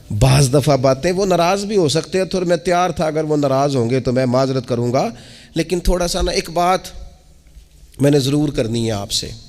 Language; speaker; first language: Urdu; non-native, local second language; Punjabi